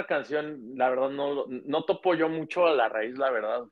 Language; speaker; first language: Spanish; native; Spanish